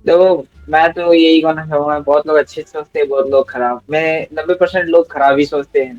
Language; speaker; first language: Hindi; native; Hindi